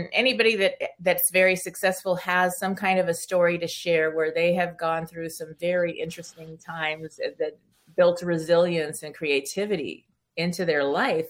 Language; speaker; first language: English; early bilingual, other home language; Spanish